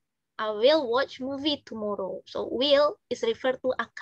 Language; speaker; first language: English; non-native, fluent; Indonesian